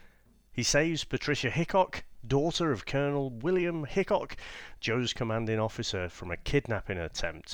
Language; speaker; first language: English; native; English